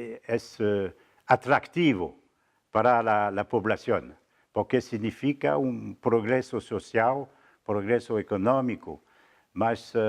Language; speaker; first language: Spanish; non-native, fluent; French